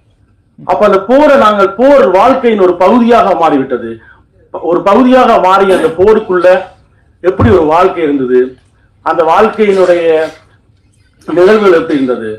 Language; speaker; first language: Tamil; native; Tamil